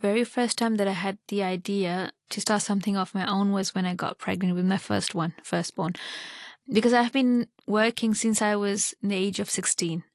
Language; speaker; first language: English; non-native, local second language; Urdu